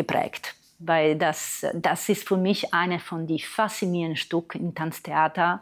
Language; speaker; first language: German; non-native, fluent; Italian